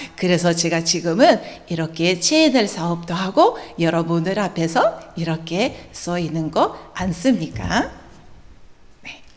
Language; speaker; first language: Korean; non-native, fluent; Russian